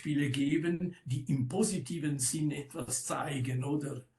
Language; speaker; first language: German; non-native, local second language; Italian